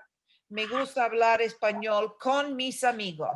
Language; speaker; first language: Spanish; non-native, fluent; English